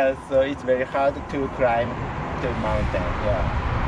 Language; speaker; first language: English; non-native, learner; Japanese